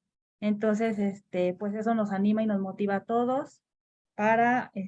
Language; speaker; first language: Spanish; native; Spanish